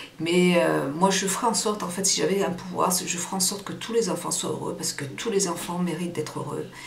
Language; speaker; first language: French; early bilingual, other home language; Portuguese